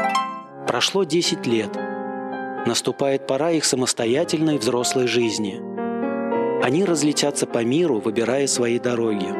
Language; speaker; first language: Russian; native; Russian